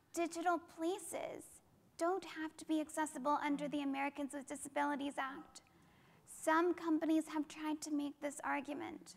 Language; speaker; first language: English; native; English